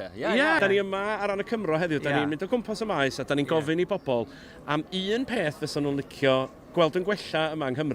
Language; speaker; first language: Welsh; native; Welsh